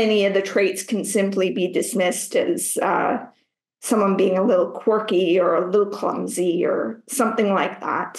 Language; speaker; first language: English; native; English